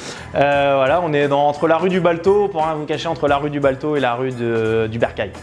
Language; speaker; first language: French; native; French